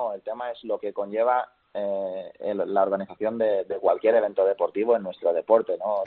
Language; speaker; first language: Spanish; native; Spanish